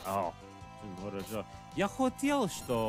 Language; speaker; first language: Russian; non-native, learner; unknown